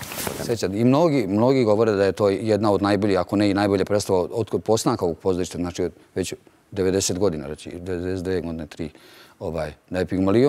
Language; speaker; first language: Bosnian; native; Bosnian